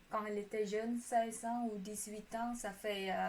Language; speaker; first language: French; non-native, learner; Khmer